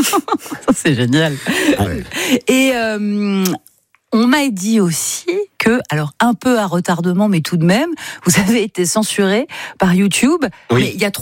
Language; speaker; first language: French; native; French